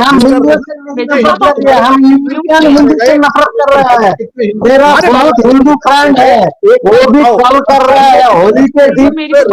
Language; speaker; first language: Hindi; non-native, learner; Bangla